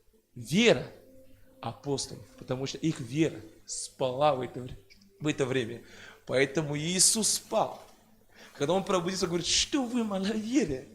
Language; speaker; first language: Russian; non-native, fluent; French